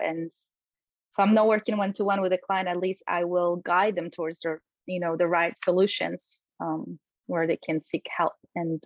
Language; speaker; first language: English; non-native, fluent; Polish